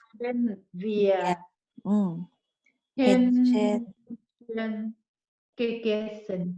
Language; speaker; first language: German; non-native, learner; Thai